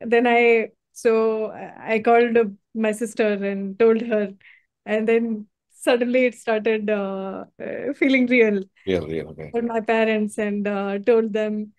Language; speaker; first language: English; non-native, local second language; Hindi